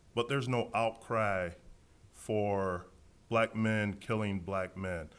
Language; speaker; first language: English; native; English